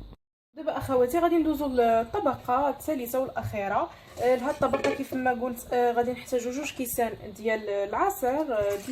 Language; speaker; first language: Arabic; native; Arabic